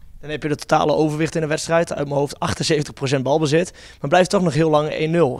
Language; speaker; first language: Dutch; native; Dutch